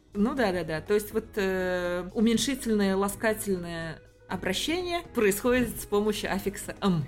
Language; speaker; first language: Russian; non-native, local second language; Tatar